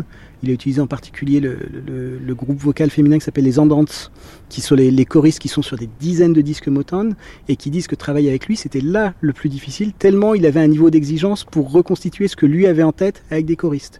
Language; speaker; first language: French; native; French